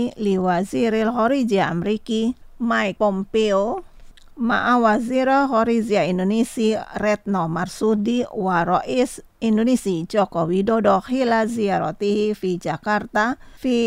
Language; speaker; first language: Arabic; non-native, fluent; Indonesian